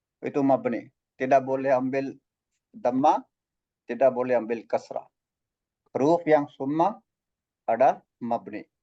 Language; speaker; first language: Malay; non-native, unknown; Arabic